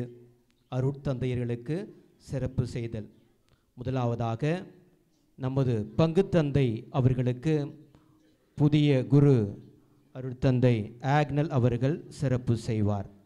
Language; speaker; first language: Tamil; native; Tamil